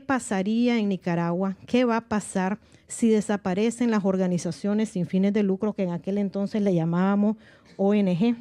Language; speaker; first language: Spanish; native; Spanish